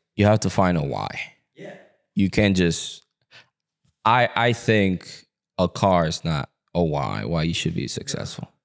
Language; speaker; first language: English; early bilingual, other home language; Spanish